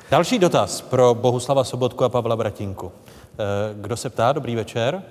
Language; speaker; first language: Czech; native; Czech